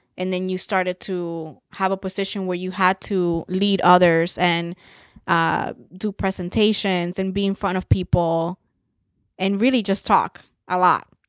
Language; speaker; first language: English; early bilingual, other home language; Spanish